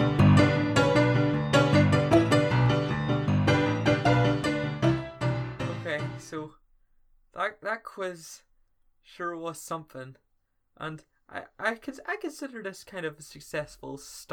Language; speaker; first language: English; native; English